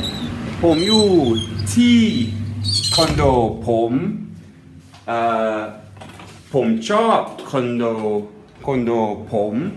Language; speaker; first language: Thai; non-native, learner; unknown